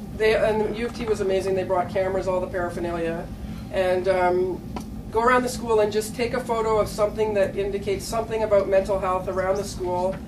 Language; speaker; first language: English; native; English